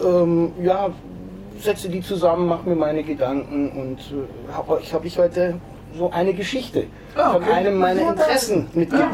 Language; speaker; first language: German; native; German